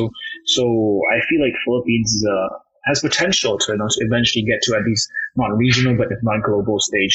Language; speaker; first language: English; non-native, local second language; Cantonese